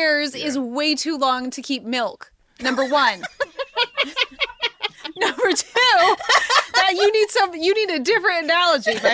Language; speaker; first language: English; native; English